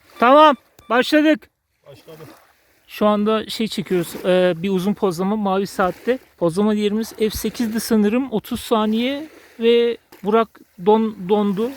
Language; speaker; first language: Turkish; native; Turkish